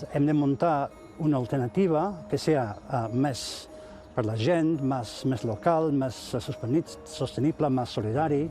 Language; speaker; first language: Catalan; non-native, fluent; English